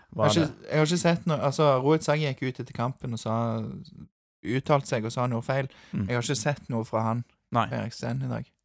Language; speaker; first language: Norwegian; native; Norwegian